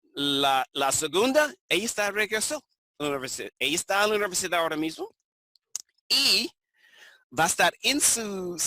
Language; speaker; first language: Spanish; non-native, fluent; English